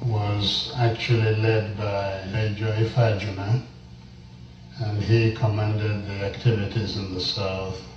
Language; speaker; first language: English; non-native, local second language; Igbo